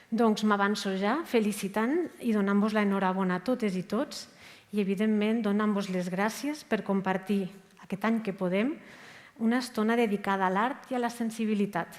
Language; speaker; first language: Catalan; native; Catalan